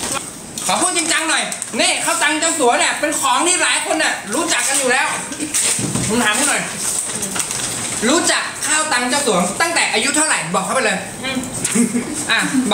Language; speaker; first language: Thai; native; Thai